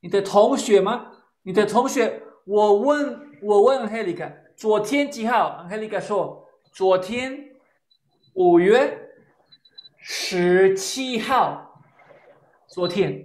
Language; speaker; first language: Chinese; non-native, fluent; Spanish